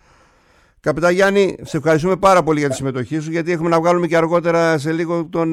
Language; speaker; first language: Greek; native; Greek